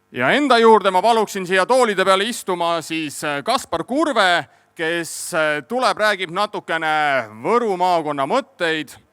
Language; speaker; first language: Estonian; native; Estonian